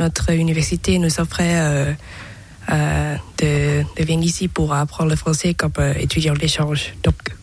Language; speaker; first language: French; non-native, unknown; Thai